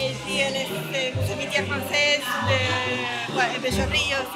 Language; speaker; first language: French; early bilingual, heritage; Spanish